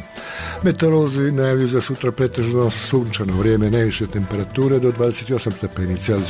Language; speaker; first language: Croatian; native; Croatian